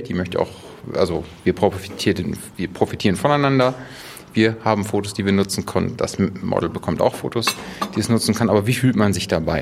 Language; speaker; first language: German; native; German